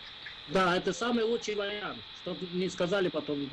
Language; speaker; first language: Russian; non-native, local second language; Lithuanian